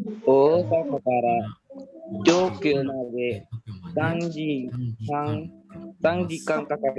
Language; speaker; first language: Japanese; non-native, learner; Indonesian